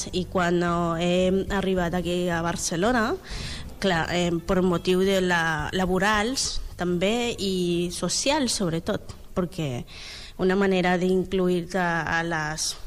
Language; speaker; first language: Catalan; non-native, learner; Spanish